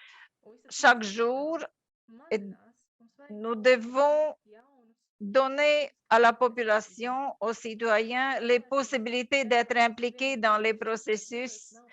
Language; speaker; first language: French; non-native, fluent; Latvian